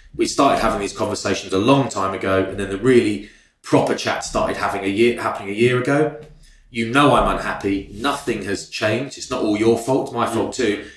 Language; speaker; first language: English; native; English